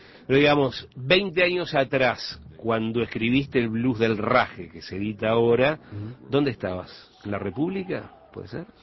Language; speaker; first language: Spanish; native; Spanish